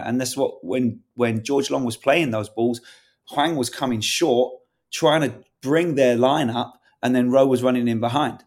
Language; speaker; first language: English; native; English